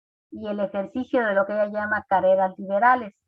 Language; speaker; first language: Spanish; native; Spanish